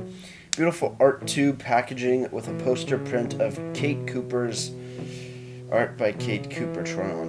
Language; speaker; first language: English; native; English